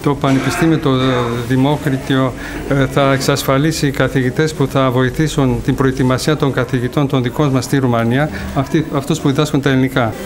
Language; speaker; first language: Greek; non-native, fluent; Romanian